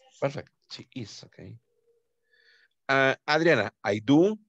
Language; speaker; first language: English; non-native, fluent; Spanish